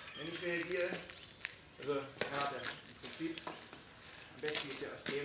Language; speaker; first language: German; native; German